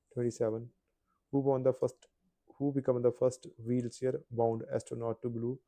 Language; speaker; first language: English; non-native, local second language; Punjabi